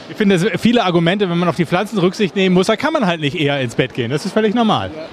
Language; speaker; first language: German; native; German